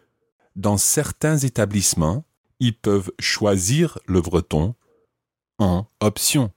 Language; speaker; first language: French; non-native, fluent; English